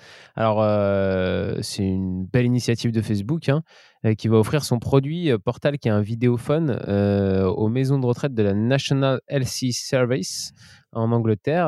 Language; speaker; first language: French; native; French